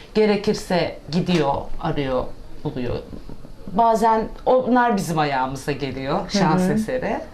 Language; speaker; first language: Turkish; native; Turkish